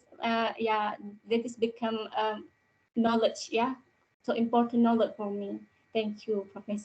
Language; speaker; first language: English; non-native, learner; Indonesian